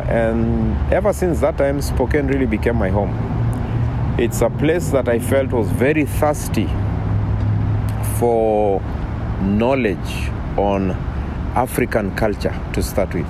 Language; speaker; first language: English; non-native, local second language; Masai